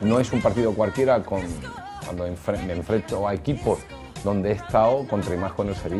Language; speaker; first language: Spanish; native; Spanish